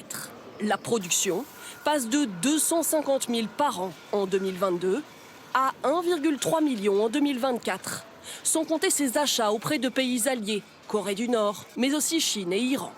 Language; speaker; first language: French; native; French